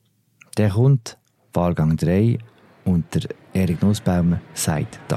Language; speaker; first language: German; native; German